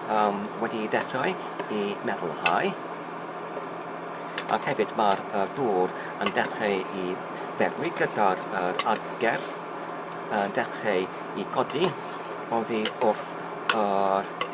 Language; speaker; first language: Welsh; non-native, learner; Polish